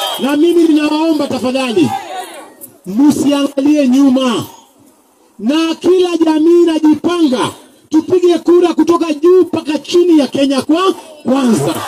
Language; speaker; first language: Swahili; non-native, local second language; Luyia